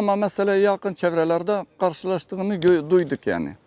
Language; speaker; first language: Turkish; non-native, local second language; Kurdish